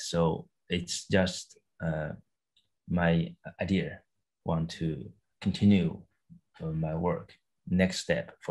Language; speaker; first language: English; non-native, fluent; Chinese